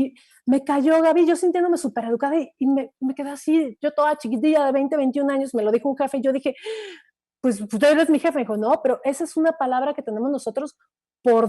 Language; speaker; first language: Spanish; native; Spanish